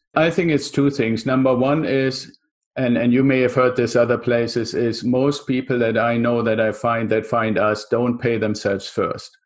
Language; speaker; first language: English; non-native, fluent; German